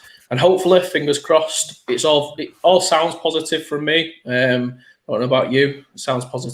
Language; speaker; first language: English; native; English